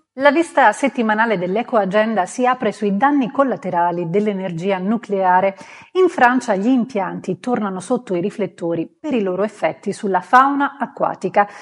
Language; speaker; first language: Italian; native; Italian